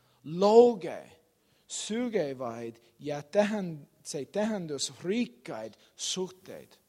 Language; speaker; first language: Estonian; non-native, learner; English